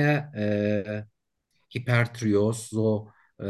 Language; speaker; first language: German; non-native, learner; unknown